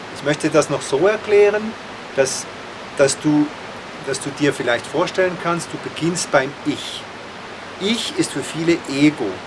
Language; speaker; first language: German; native; German